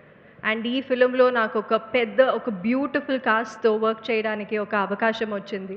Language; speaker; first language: Telugu; non-native, local second language; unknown